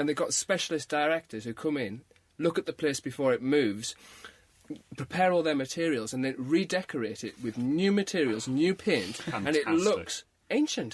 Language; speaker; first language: English; native; English